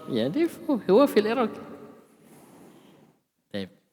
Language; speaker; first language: Arabic; non-native, fluent; Indonesian